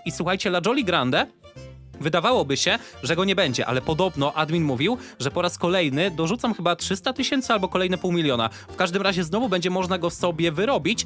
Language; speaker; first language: Polish; native; Polish